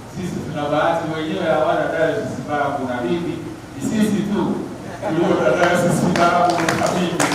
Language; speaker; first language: Swahili; native; Swahili